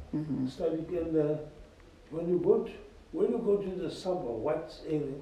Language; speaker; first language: English; non-native, local second language; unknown